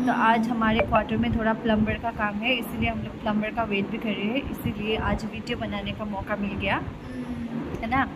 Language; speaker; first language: Hindi; non-native, local second language; Nepali